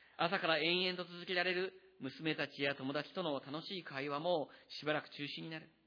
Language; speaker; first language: Japanese; native; Japanese